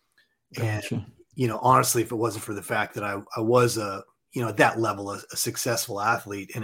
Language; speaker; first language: English; native; English